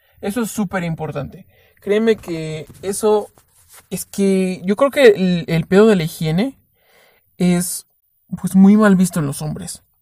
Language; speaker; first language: Spanish; native; Spanish